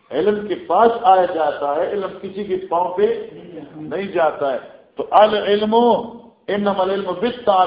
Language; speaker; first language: Urdu; non-native, local second language; Northern Hindko